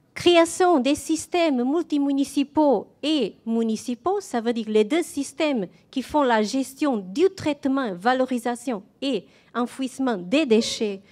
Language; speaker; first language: French; non-native, fluent; Portuguese